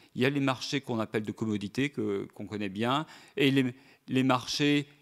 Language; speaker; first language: French; native; French